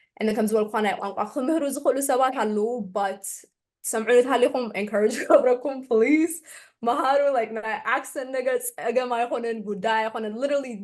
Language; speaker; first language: Tigrinya; early bilingual, heritage; Tigrinya